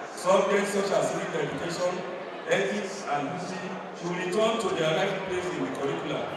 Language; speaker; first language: English; non-native, local second language; Yoruba